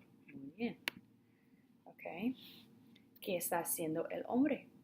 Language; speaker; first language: Spanish; non-native, fluent; English